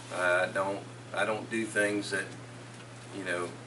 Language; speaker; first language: English; native; English